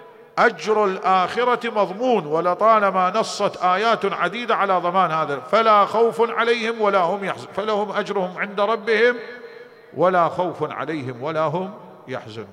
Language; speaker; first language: Arabic; native; Arabic